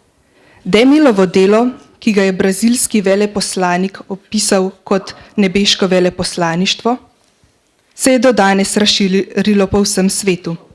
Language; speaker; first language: Slovenian; native; Slovenian